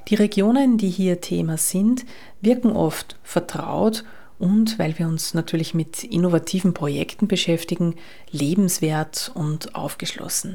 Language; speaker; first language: German; native; German